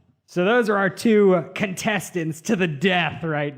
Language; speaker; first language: English; native; English